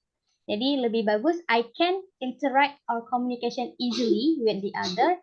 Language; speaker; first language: English; non-native, learner; Indonesian